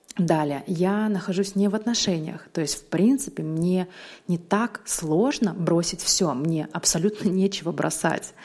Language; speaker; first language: Russian; native; Russian